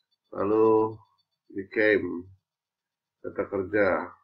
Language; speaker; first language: English; non-native, fluent; Indonesian